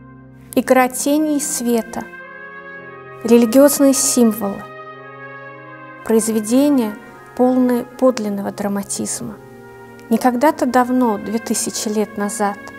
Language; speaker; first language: Russian; native; Russian